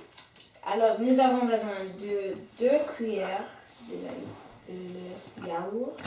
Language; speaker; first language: French; non-native, learner; English